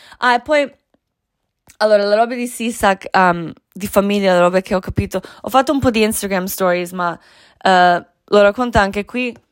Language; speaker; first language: Italian; non-native, fluent; Croatian